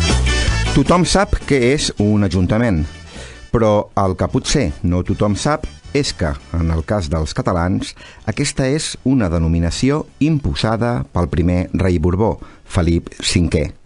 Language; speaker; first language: Catalan; native; Catalan